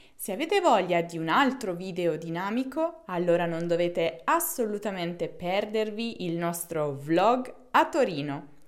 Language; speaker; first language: Italian; native; Italian